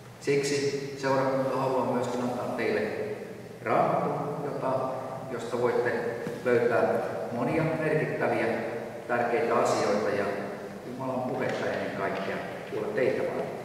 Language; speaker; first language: Finnish; native; Finnish